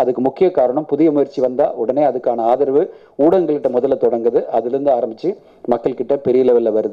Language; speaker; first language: Tamil; native; Tamil